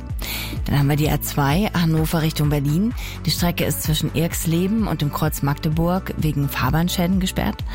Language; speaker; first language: German; native; German